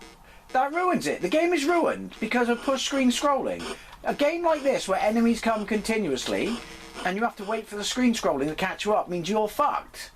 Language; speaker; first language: English; native; English